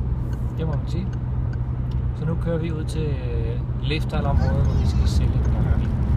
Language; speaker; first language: Danish; native; Danish